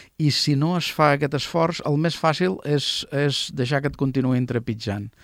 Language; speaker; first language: Catalan; native; Catalan